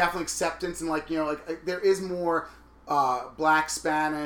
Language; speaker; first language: English; native; English